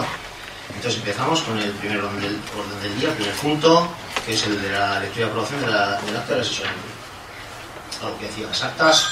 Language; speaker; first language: Spanish; native; Spanish